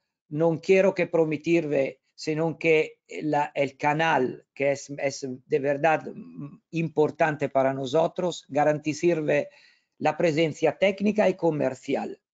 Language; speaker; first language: Spanish; non-native, learner; Italian